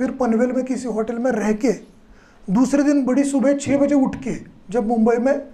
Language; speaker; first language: Hindi; non-native, local second language; Marathi